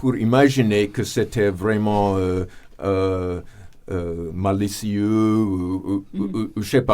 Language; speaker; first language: French; non-native, fluent; English